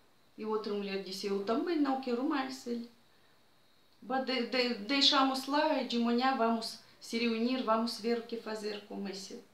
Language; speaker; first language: Portuguese; non-native, fluent; Russian